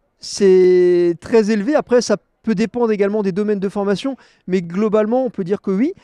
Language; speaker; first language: French; native; French